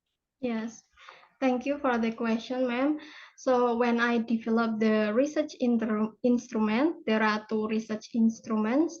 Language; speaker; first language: English; non-native, fluent; Indonesian